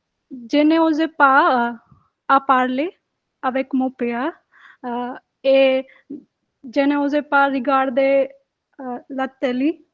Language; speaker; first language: French; non-native, learner; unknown